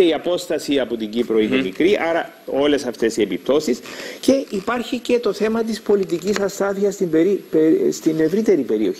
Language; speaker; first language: Greek; native; Greek